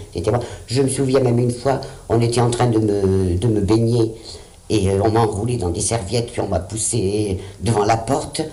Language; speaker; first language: French; early bilingual, other home language; Spanish